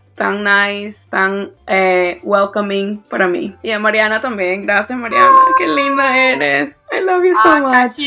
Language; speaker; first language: Portuguese; non-native, learner; Spanish